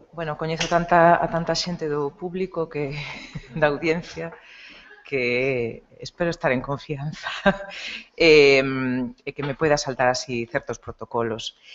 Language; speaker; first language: Galician; non-native, local second language; Spanish